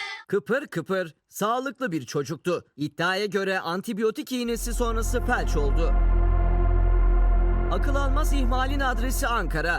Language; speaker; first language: Turkish; native; Turkish